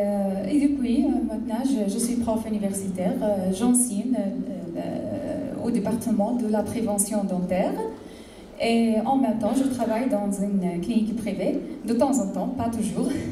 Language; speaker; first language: French; non-native, fluent; Arabic